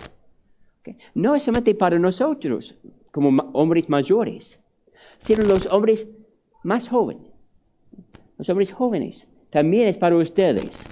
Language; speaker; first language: Spanish; non-native, fluent; English